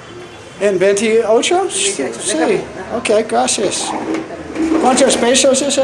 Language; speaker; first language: Spanish; non-native, learner; English